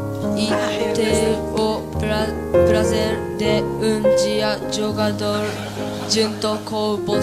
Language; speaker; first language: Portuguese; non-native, learner; Japanese